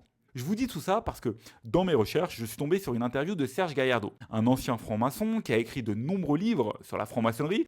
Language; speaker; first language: French; native; French